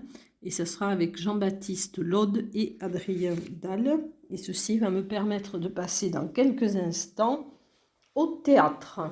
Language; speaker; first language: French; native; French